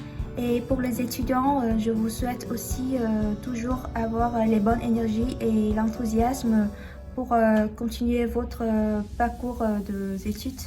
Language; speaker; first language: French; non-native, fluent; Vietnamese